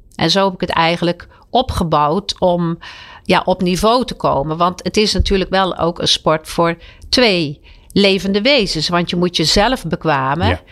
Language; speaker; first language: Dutch; native; Dutch